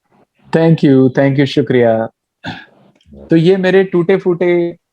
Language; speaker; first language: Hindi; native; Hindi